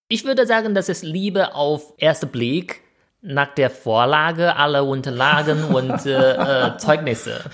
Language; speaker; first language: German; non-native, fluent; Chinese